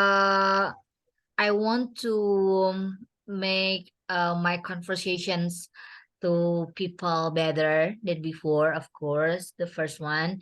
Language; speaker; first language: English; non-native, learner; Indonesian